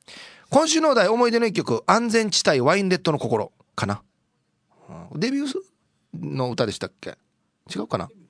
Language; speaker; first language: Japanese; native; Japanese